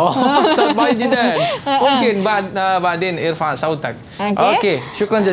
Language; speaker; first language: Arabic; non-native, fluent; Malay